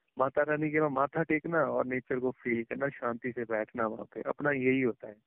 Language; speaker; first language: Hindi; native; Hindi